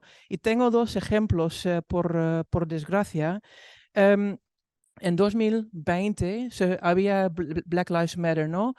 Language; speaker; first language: Spanish; non-native, fluent; Dutch